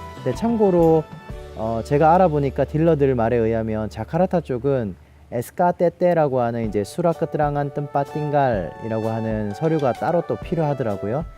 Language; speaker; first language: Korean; native; Korean